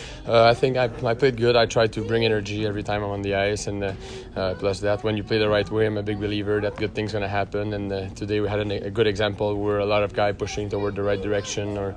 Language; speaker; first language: English; non-native, fluent; French